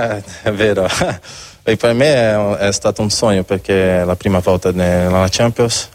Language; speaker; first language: Italian; non-native, learner; Spanish